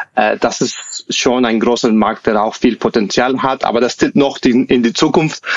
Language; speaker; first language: German; non-native, fluent; Spanish